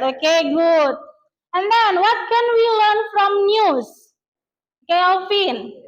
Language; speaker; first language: English; non-native, learner; Indonesian